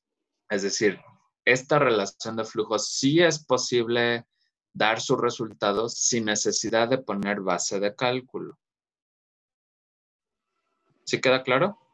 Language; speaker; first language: Spanish; native; Spanish